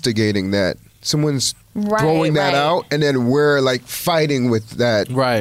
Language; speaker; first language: English; native; English